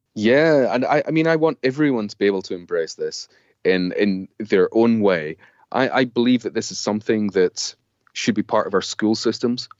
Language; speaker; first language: English; native; English